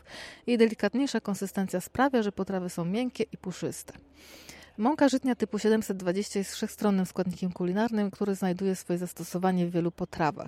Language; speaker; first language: Polish; native; Polish